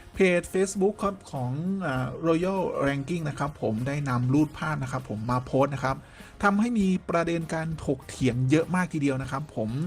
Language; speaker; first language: Thai; native; Thai